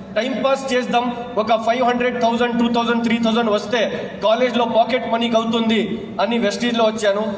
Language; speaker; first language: Telugu; non-native, local second language; Urdu